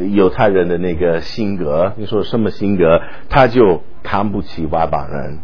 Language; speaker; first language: Chinese; non-native, fluent; English